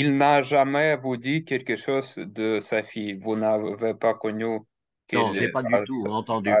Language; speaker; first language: French; non-native, learner; Russian